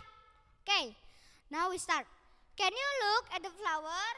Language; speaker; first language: English; non-native, learner; Indonesian